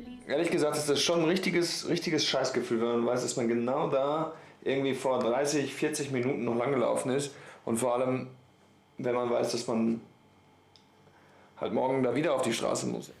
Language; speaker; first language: German; native; German